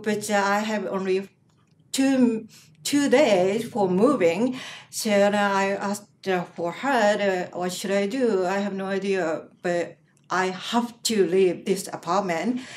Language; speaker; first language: English; non-native, learner; Japanese